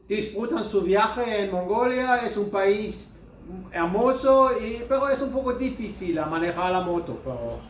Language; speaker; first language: Spanish; non-native, learner; German